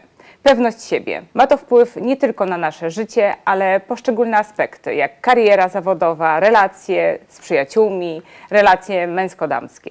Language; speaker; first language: Polish; native; Polish